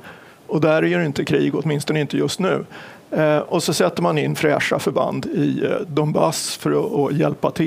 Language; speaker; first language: Swedish; native; Swedish